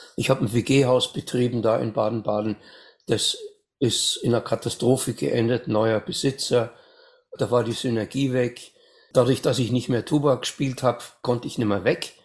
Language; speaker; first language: German; native; German